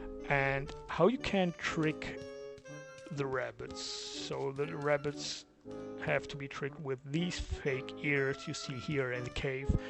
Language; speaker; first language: English; non-native, fluent; German